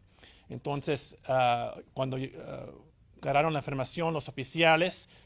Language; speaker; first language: Spanish; early bilingual, heritage; English